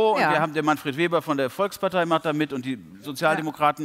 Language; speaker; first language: German; native; German